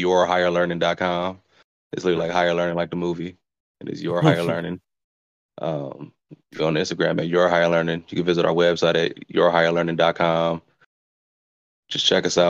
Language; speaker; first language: English; native; English